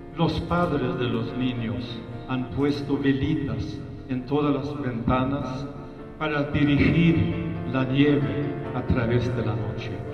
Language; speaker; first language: Spanish; non-native, fluent; Swedish